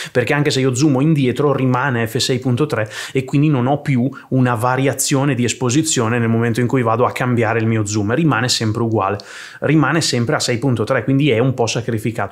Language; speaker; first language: Italian; native; Italian